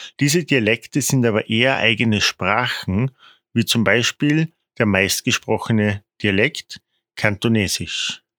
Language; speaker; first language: German; non-native, fluent; Korean